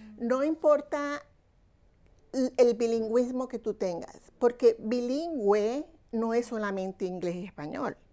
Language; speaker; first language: Spanish; native; Spanish